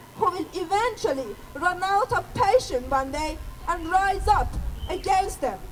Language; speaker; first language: English; non-native, fluent; Persian